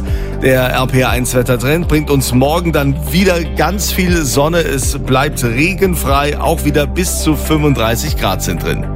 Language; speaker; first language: German; native; German